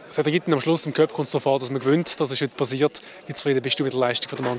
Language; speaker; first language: German; native; German